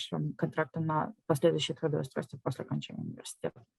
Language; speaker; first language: Russian; native; Russian